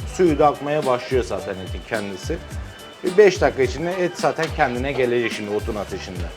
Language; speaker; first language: Turkish; native; Turkish